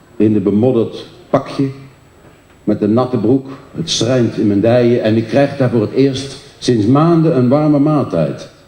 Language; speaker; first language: Dutch; native; Dutch